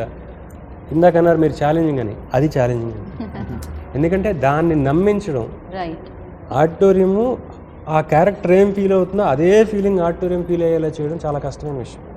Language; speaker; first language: Telugu; native; Telugu